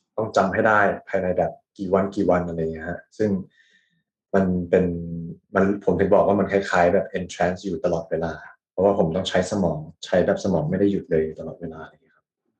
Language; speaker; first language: Thai; native; Thai